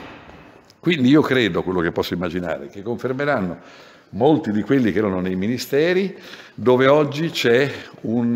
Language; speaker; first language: Italian; native; Italian